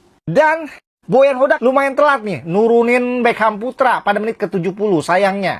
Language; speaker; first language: Indonesian; native; Indonesian